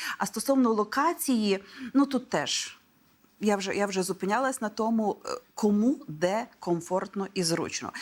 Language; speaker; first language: Ukrainian; native; Ukrainian